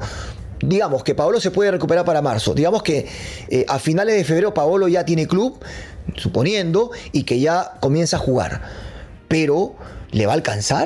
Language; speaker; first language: Spanish; native; Spanish